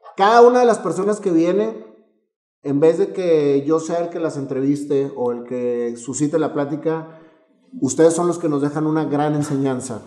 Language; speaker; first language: Spanish; native; Spanish